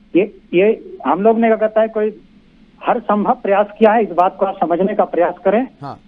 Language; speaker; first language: Hindi; native; Hindi